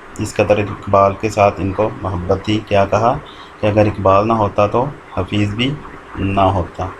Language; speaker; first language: Urdu; non-native, local second language; Punjabi